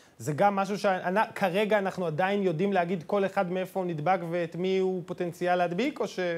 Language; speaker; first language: Hebrew; native; Hebrew